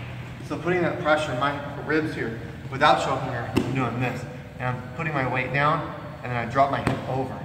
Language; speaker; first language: English; native; English